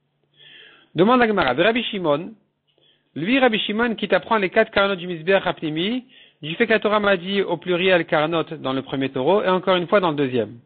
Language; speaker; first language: French; native; French